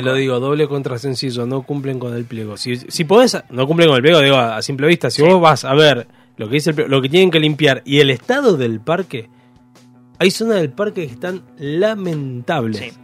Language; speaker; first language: Spanish; native; Spanish